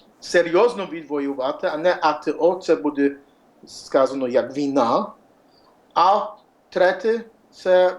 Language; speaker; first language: Ukrainian; early bilingual, heritage; Ukrainian